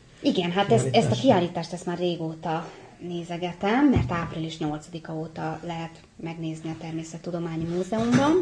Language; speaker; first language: Hungarian; native; Hungarian